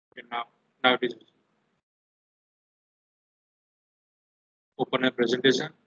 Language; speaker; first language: English; non-native, local second language; Gujarati